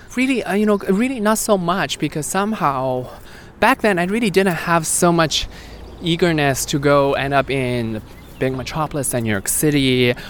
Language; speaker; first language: English; non-native, fluent; Chinese